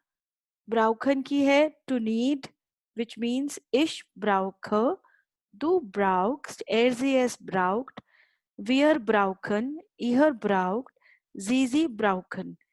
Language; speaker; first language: German; non-native, fluent; Hindi